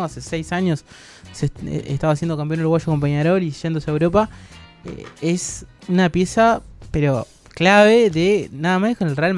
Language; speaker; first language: Spanish; native; Spanish